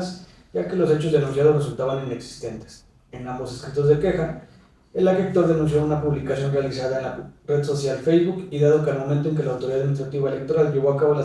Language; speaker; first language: Spanish; native; Spanish